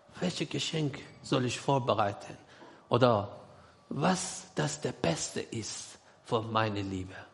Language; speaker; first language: German; non-native, learner; Persian